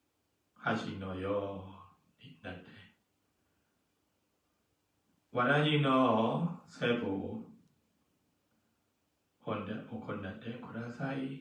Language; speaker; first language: Japanese; non-native, fluent; Burmese